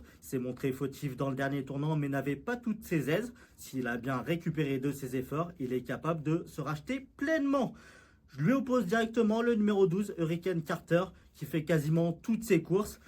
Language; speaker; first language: French; native; French